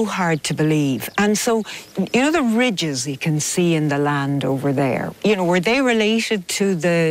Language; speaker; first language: English; native; English